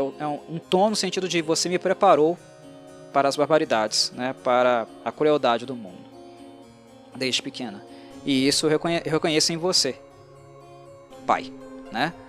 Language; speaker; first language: Portuguese; native; Portuguese